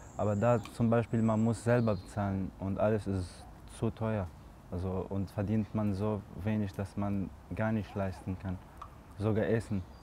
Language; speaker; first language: German; non-native, learner; Arabic